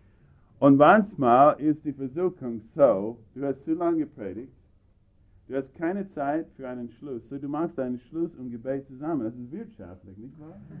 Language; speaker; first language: German; non-native, fluent; English